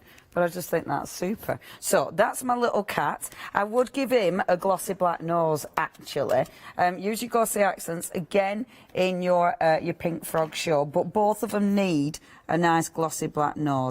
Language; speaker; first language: English; native; English